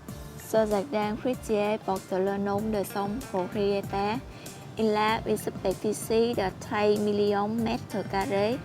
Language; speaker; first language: French; non-native, learner; Vietnamese